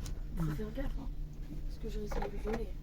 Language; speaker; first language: French; native; French